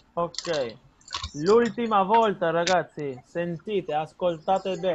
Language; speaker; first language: Italian; non-native, fluent; Spanish